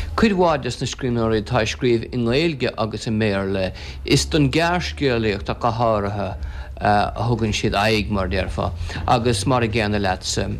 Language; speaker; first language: Irish; non-native, local second language; English